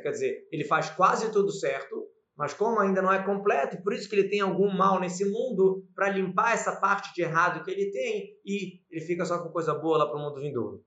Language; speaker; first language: Portuguese; native; Portuguese